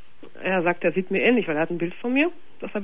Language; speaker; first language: German; native; German